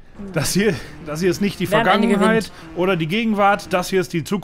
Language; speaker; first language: German; native; German